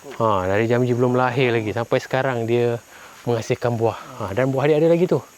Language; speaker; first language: Malay; non-native, local second language; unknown